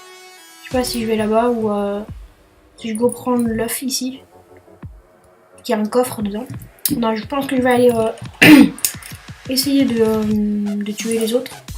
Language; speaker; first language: French; native; French